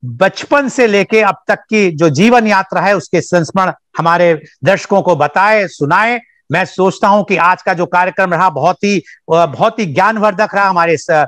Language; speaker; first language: Hindi; native; Hindi